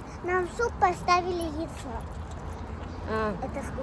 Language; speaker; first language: Russian; early bilingual, other home language; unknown